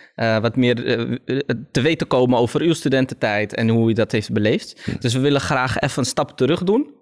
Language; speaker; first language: Dutch; early bilingual, other home language; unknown